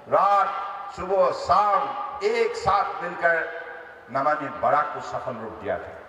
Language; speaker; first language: Hindi; non-native, local second language; Assamese